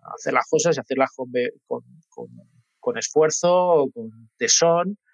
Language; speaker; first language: Spanish; native; Spanish